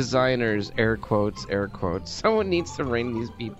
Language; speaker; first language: English; native; English